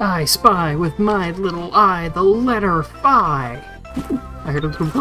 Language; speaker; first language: English; native; English